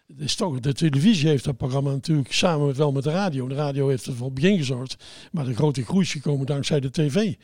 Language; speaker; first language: Dutch; native; Dutch